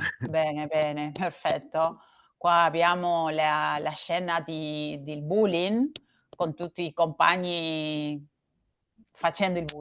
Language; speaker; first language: Italian; non-native, learner; Spanish